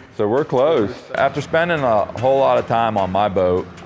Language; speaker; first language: English; native; English